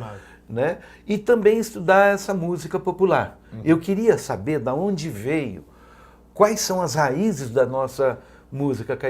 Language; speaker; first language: Portuguese; native; Portuguese